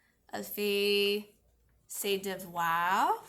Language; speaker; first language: French; non-native, fluent; English